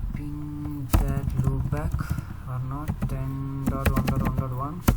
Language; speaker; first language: English; non-native, local second language; Kannada